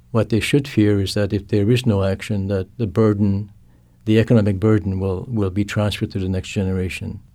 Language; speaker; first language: English; non-native, fluent; Cree